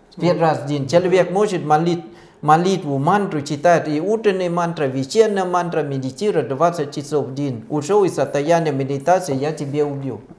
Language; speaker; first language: Russian; non-native, fluent; Thai